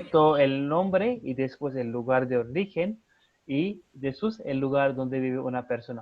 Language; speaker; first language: Spanish; non-native, fluent; Hindi